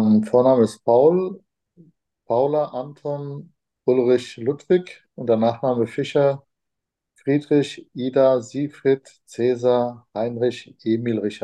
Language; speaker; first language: German; non-native, fluent; Turkish